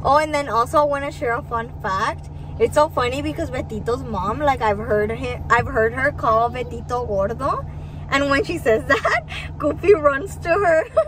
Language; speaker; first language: English; early bilingual, other home language; Spanish